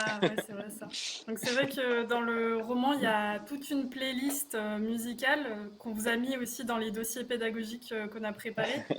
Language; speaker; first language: French; native; French